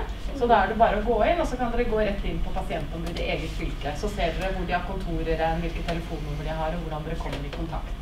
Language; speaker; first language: Norwegian; native; Norwegian